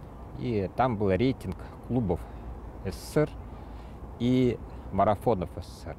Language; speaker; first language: Russian; native; Russian